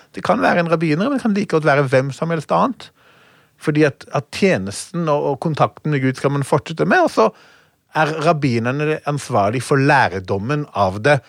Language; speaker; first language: Norwegian; non-native, fluent; Hebrew